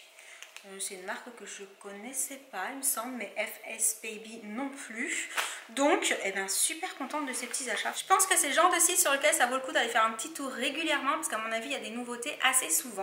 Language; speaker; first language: French; native; French